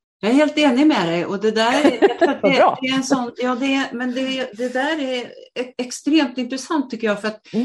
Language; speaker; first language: Swedish; native; Swedish